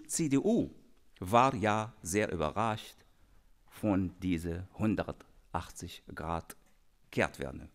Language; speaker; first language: German; non-native, fluent; Arabic